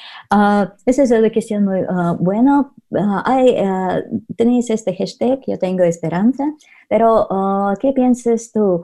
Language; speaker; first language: Spanish; non-native, learner; Russian